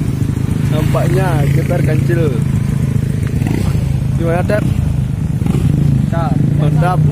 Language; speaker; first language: Indonesian; native; Indonesian